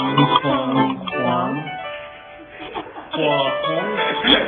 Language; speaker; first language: Chinese; non-native, learner; English